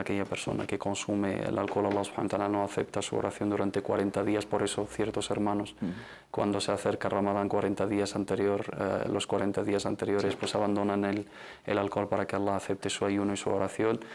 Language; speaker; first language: Spanish; native; Spanish